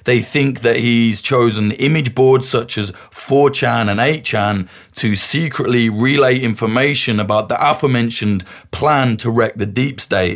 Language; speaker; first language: English; native; English